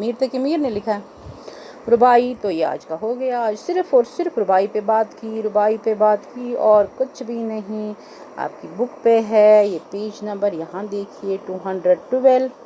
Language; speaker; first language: Urdu; non-native, local second language; Kashmiri